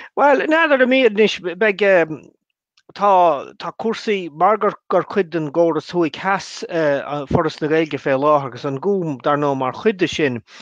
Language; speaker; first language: Irish; non-native, local second language; English